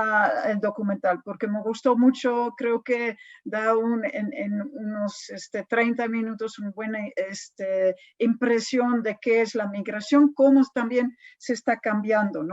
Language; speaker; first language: Spanish; non-native, fluent; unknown